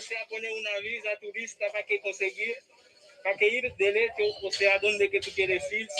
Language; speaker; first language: Spanish; non-native, learner; Haitian Creole